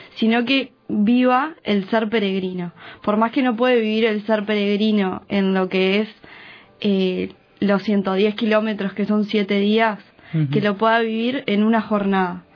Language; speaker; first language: Spanish; native; Spanish